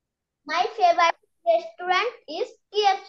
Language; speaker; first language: English; non-native, learner; Bangla